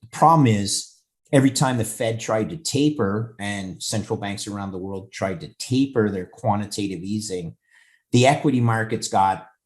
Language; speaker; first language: English; native; English